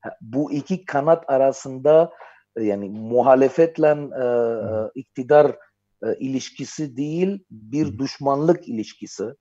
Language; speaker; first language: Turkish; non-native, fluent; Armenian